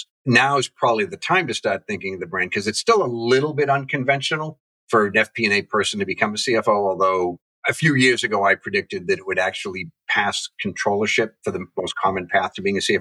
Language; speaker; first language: English; native; English